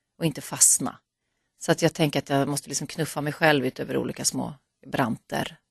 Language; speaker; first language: Swedish; native; Swedish